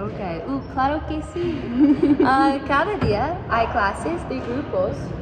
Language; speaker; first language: Spanish; non-native, learner; English